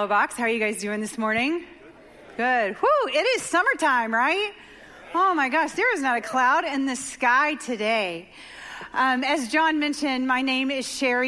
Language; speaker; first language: English; native; English